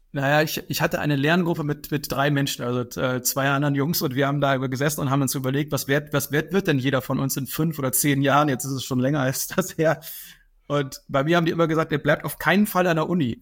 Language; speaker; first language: German; native; German